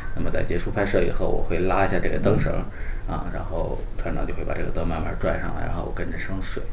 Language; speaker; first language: Chinese; native; Chinese